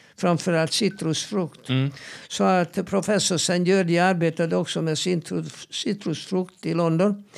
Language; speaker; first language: Swedish; non-native, fluent; Hungarian